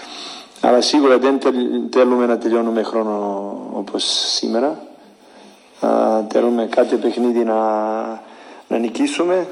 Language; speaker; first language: Greek; non-native, fluent; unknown